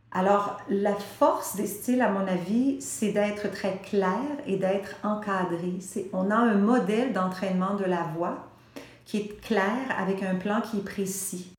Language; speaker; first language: French; native; French